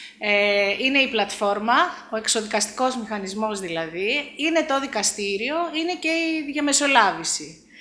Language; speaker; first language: Greek; native; Greek